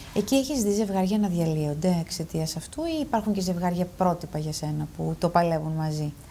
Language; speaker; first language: Greek; native; Greek